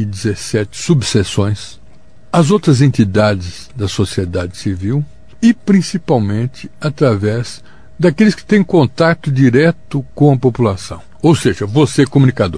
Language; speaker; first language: Portuguese; native; Portuguese